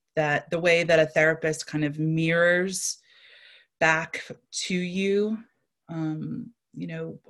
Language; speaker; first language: English; native; English